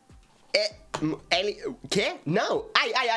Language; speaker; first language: Portuguese; non-native, learner; English